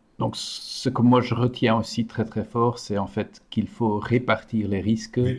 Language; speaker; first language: French; native; French